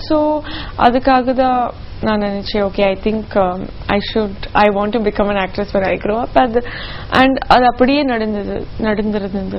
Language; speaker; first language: Tamil; non-native, local second language; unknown